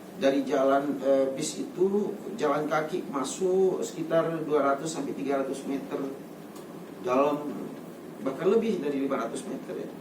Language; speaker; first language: Indonesian; non-native, local second language; Sasak